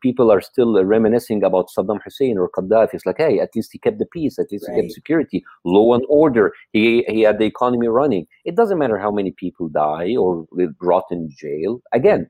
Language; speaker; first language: English; non-native, fluent; Arabic